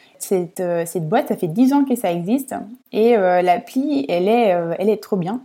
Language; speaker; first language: French; non-native, fluent; Italian